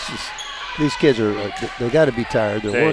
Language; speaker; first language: English; native; English